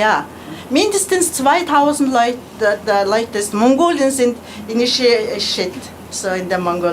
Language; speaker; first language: German; non-native, learner; Mongolian